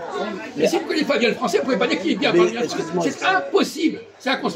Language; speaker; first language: French; native; French